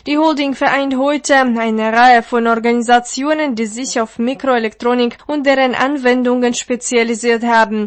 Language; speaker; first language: German; non-native, fluent; Russian